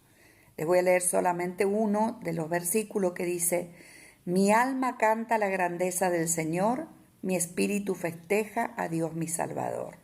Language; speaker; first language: Spanish; native; Spanish